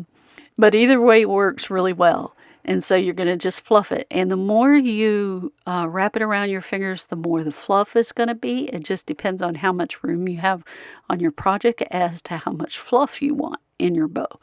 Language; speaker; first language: English; native; English